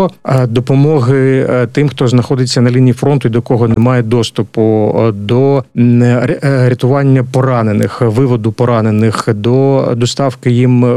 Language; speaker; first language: Ukrainian; native; Ukrainian